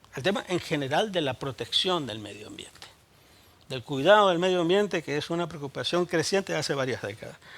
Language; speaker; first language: Spanish; native; Spanish